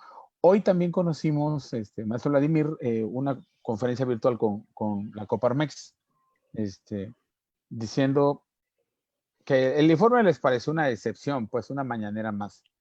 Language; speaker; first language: Spanish; native; Spanish